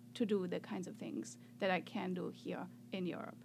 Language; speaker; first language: English; non-native, fluent; German